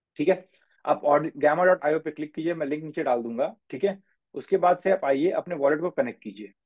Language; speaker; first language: Hindi; native; Hindi